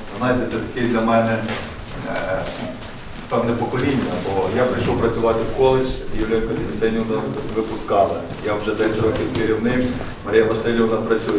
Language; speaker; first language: Ukrainian; native; Ukrainian